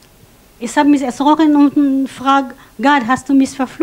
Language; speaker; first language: German; non-native, fluent; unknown